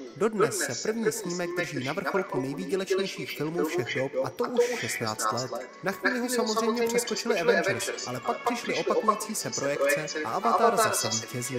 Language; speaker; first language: Czech; native; Czech